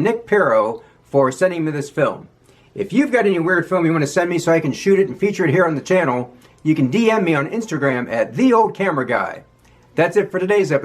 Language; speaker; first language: English; native; English